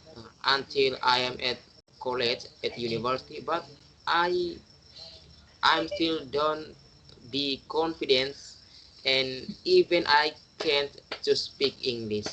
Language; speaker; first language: English; non-native, learner; Indonesian